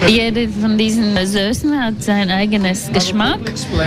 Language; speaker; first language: German; non-native, learner; Latvian